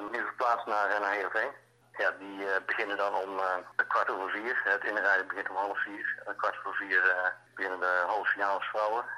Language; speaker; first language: Dutch; native; Dutch